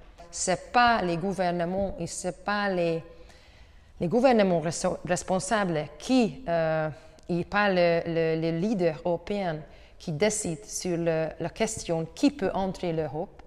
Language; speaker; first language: French; non-native, learner; Hungarian